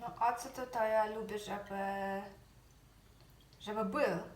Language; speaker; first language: Polish; non-native, fluent; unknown